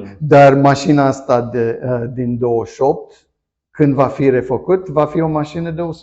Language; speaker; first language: Romanian; non-native, fluent; English